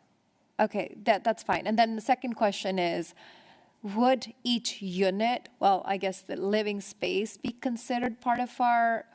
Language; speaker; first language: English; native; English